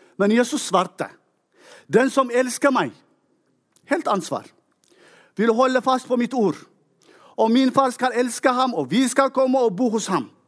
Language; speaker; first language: Norwegian; non-native, fluent; Tigrinya